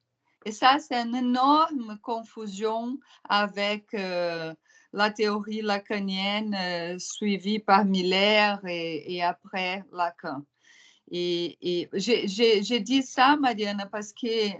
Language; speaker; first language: French; non-native, fluent; Portuguese